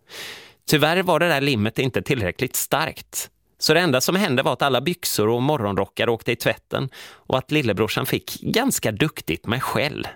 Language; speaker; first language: Swedish; native; Swedish